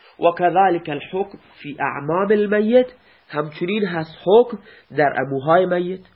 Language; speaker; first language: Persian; non-native, local second language; Baluchi